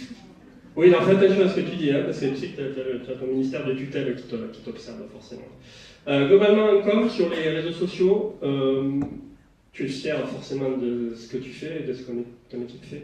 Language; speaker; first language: French; native; French